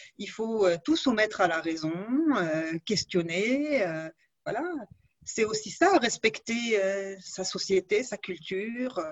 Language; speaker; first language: French; non-native, local second language; Arabic